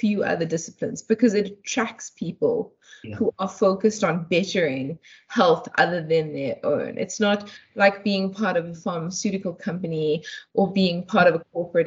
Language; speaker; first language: English; native; English